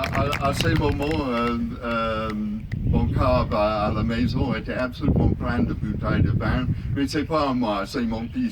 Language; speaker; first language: French; non-native, fluent; English